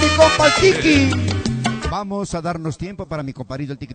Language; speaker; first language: Spanish; native; Spanish